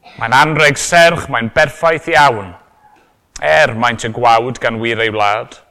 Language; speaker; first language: Welsh; native; Welsh